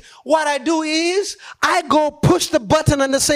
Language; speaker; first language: English; non-native, local second language; Nyanja